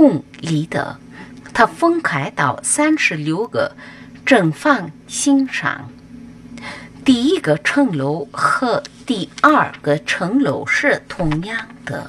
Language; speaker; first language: Chinese; non-native, fluent; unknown